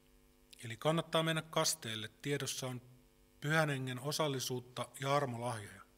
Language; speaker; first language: Finnish; native; Finnish